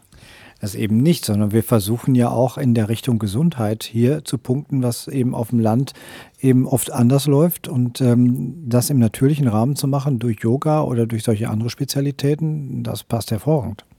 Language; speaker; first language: German; native; German